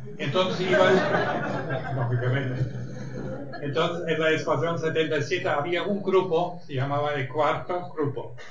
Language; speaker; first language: Spanish; non-native, fluent; German